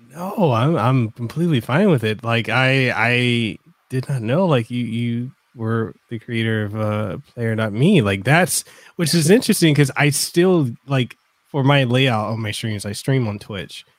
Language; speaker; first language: English; non-native, fluent; Samoan